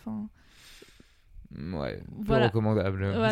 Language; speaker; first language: French; native; French